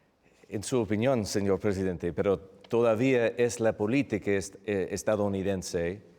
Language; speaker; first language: Spanish; non-native, fluent; English